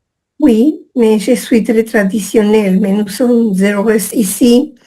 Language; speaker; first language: French; non-native, fluent; English